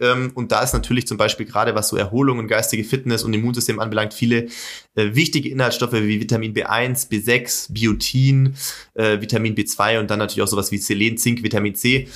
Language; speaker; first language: German; native; German